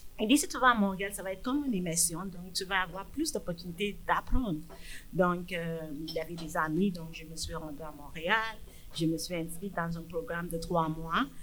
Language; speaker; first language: French; non-native, fluent; Yoruba